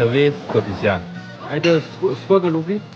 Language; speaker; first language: Russian; non-native, learner; Chinese